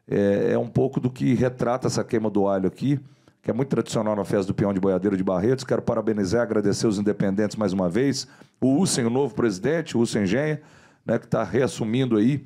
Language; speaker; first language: Portuguese; native; Portuguese